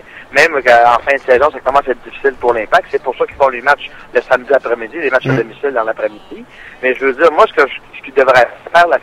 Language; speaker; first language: French; native; French